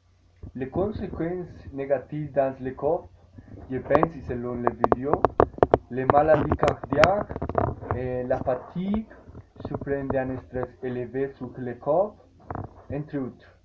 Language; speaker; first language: French; non-native, learner; Spanish